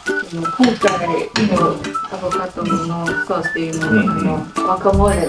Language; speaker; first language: Japanese; non-native, fluent; English